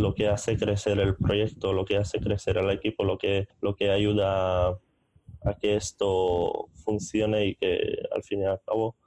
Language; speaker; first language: Spanish; non-native, fluent; Hungarian